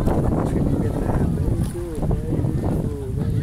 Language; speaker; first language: English; non-native, learner; Thai